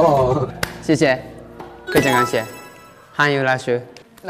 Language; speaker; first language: Chinese; non-native, learner; Japanese